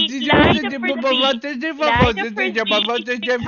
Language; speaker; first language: German; non-native, learner; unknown